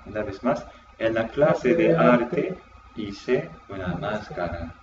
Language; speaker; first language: Spanish; non-native, fluent; Korean